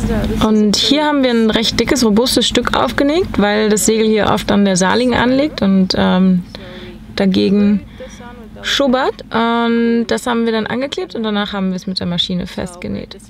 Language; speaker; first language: German; native; German